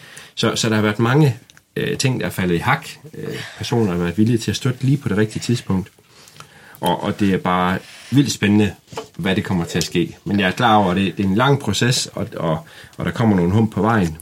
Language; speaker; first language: Danish; native; Danish